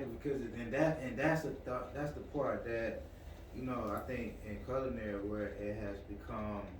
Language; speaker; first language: English; native; English